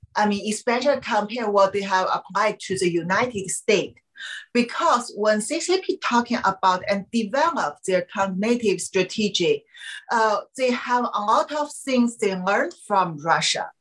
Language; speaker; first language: English; non-native, fluent; Chinese